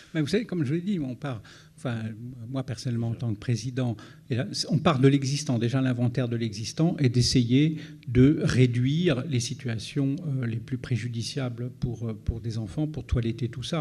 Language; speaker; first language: French; native; French